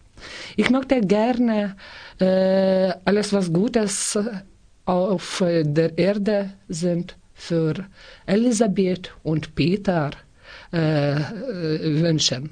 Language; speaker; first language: German; non-native, learner; Lithuanian